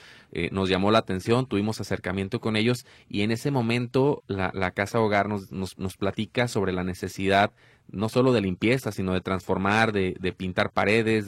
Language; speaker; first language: Spanish; native; Spanish